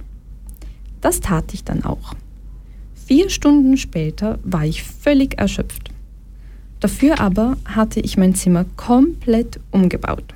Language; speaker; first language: German; early bilingual, other home language; Portuguese